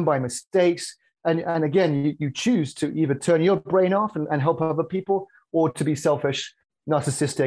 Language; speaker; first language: English; native; English